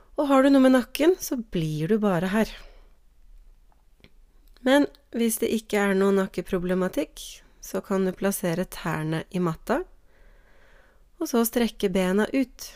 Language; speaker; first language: Norwegian; native; Norwegian